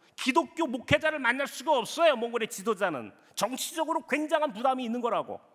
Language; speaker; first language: Korean; native; Korean